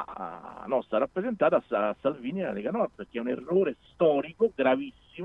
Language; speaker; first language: Italian; native; Italian